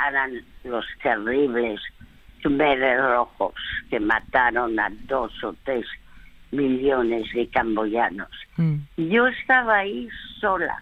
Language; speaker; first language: Spanish; early bilingual, other home language; French